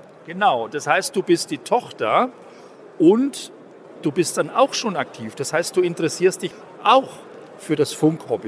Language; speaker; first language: German; native; German